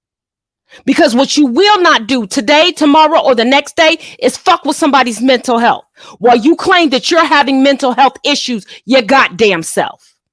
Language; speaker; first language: English; native; English